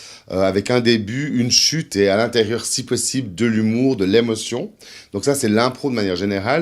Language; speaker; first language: French; native; French